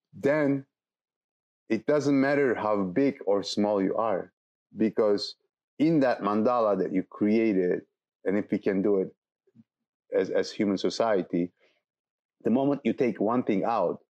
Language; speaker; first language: English; non-native, fluent; Turkish